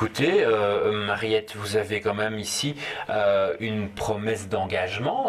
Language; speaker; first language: French; native; French